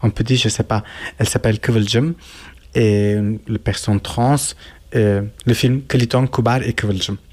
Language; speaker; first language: French; non-native, learner; Turkish